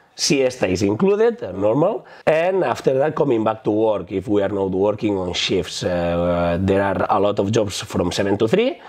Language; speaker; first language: English; non-native, fluent; Spanish